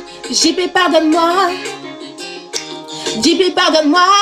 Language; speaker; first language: French; native; French